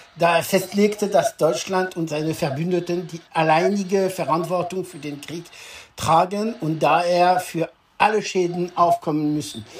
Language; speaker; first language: German; non-native, fluent; French